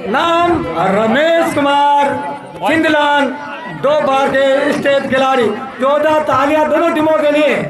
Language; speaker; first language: Hindi; native; Hindi